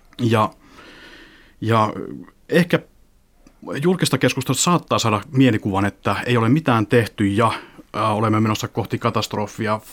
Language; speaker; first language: Finnish; native; Finnish